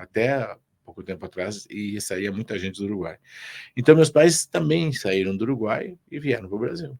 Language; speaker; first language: Portuguese; early bilingual, other home language; Spanish